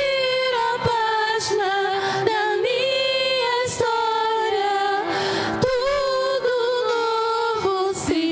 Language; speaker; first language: Portuguese; native; Portuguese